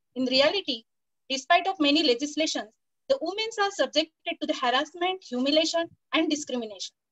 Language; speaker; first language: English; non-native, local second language; Marathi